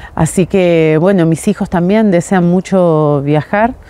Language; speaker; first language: Spanish; native; Spanish